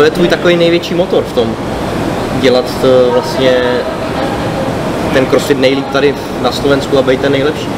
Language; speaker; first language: Czech; native; Czech